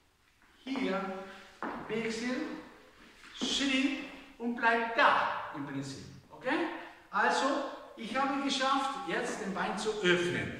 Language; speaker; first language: German; non-native, fluent; Spanish